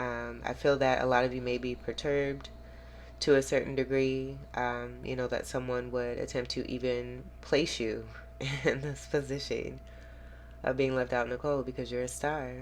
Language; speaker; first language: English; native; English